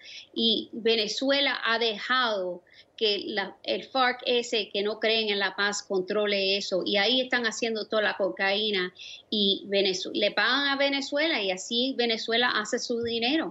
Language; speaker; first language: Spanish; early bilingual, other home language; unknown